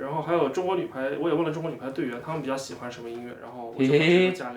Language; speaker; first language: Chinese; native; Chinese